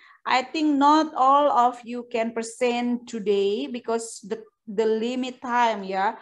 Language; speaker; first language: English; non-native, fluent; Indonesian